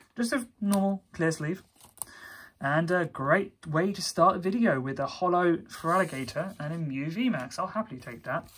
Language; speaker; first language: English; native; English